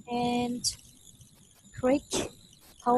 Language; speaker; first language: English; non-native, fluent; Vietnamese